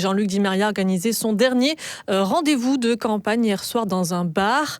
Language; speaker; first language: French; native; French